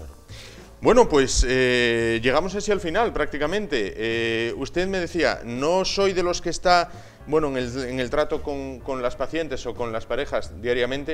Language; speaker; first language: Spanish; native; Spanish